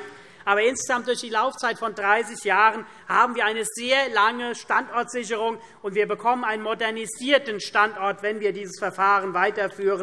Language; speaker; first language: German; native; German